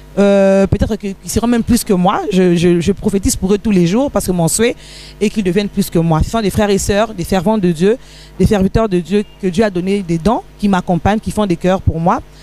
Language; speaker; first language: French; non-native, local second language; Lingala